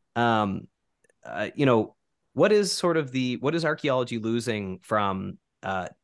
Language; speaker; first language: English; native; English